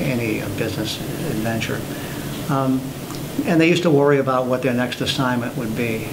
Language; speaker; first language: English; native; English